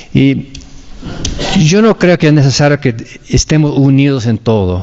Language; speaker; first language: Spanish; non-native, fluent; English